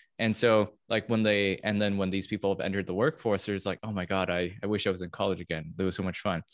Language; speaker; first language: English; early bilingual, other home language; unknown